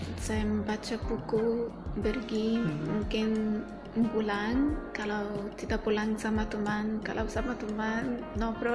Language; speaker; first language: Indonesian; non-native, learner; Arabic